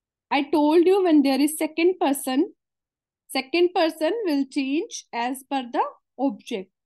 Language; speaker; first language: English; non-native, local second language; Hindi